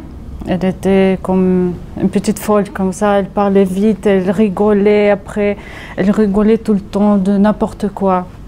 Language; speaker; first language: French; non-native, fluent; Russian